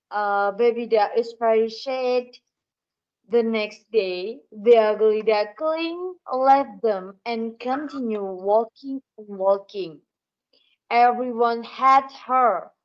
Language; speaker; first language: English; non-native, learner; Indonesian